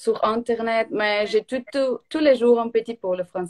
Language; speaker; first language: French; non-native, learner; Portuguese